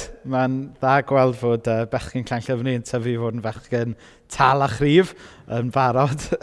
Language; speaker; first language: Welsh; native; Welsh